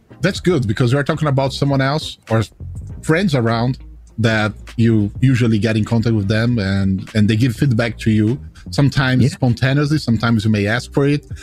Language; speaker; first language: English; non-native, fluent; Portuguese